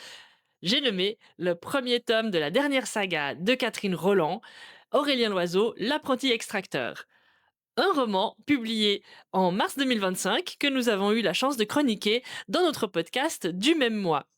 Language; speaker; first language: French; native; French